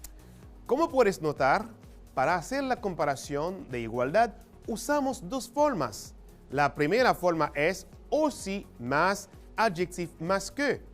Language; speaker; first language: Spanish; non-native, fluent; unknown